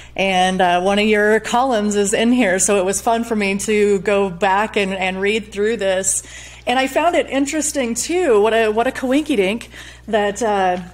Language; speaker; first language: English; native; English